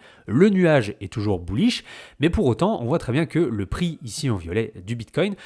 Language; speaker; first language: French; native; French